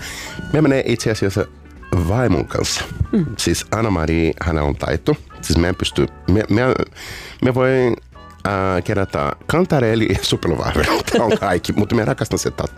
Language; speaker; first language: Finnish; non-native, learner; Portuguese